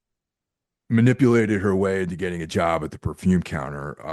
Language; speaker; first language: English; native; English